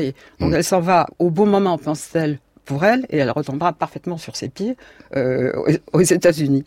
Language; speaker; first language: French; native; French